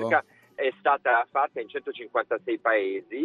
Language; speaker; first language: Italian; native; Italian